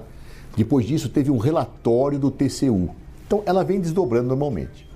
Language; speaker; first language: Portuguese; native; Portuguese